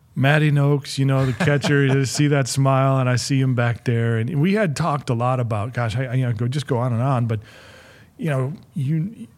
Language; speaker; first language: English; native; English